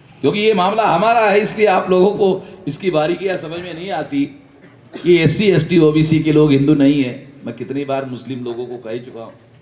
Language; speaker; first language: Urdu; native; Urdu